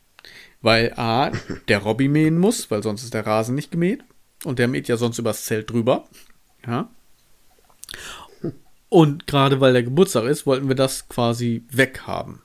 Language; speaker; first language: German; native; German